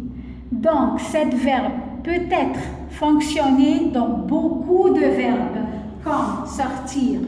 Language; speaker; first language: French; non-native, fluent; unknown